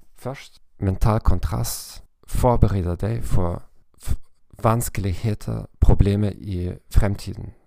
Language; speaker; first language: Swedish; non-native, learner; German